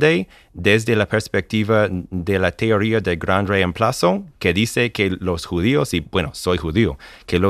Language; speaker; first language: Spanish; non-native, fluent; English